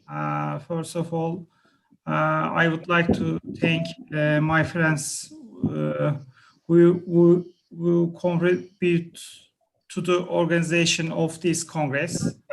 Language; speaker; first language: English; non-native, learner; Turkish